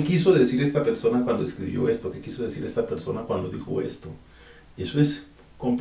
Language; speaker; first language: Spanish; native; Spanish